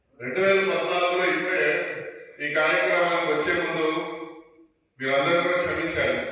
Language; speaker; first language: Telugu; native; Telugu